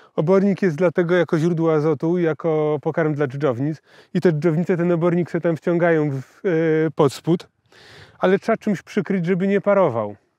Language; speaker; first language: Polish; native; Polish